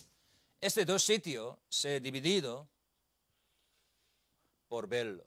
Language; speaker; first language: Spanish; non-native, learner; Korean